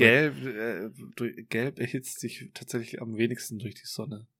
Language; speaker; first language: German; native; German